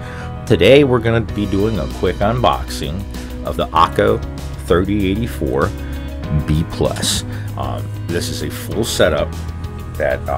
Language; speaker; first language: English; native; English